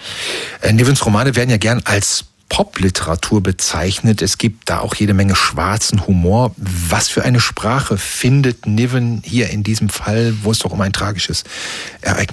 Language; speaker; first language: German; native; German